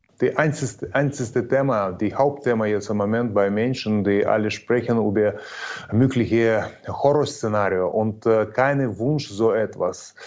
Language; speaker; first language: German; non-native, learner; Ukrainian